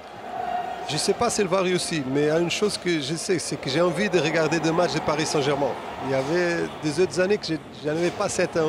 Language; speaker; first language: French; non-native, fluent; Portuguese